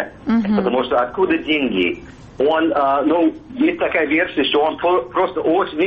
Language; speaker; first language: Russian; non-native, fluent; English